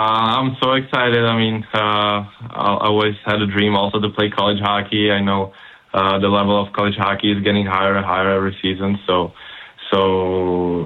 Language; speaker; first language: English; non-native, fluent; Czech